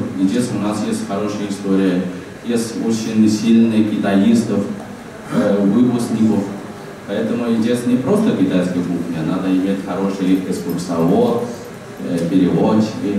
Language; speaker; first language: Russian; non-native, fluent; Chinese